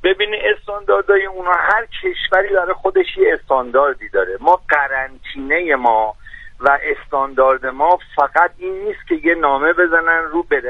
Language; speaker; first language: Persian; native; Persian